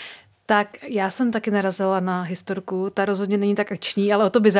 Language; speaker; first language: Czech; native; Czech